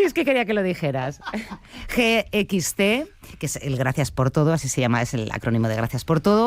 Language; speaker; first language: Spanish; native; Spanish